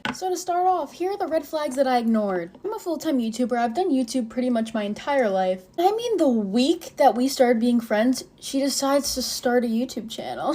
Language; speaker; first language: English; native; English